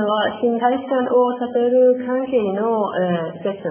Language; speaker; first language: Japanese; non-native, learner; Persian